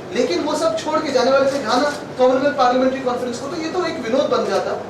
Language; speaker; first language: Hindi; non-native, local second language; Marathi